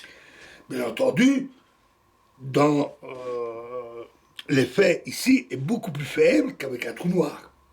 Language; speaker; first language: French; native; French